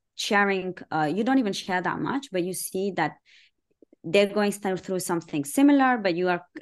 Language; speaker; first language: English; early bilingual, other home language; Persian